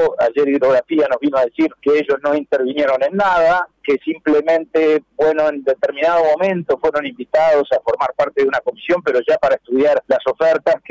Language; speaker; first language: Spanish; native; Spanish